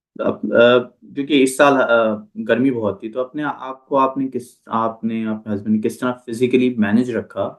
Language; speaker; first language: Urdu; native; Urdu